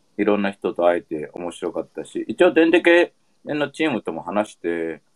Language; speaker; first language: Japanese; early bilingual, heritage; Japanese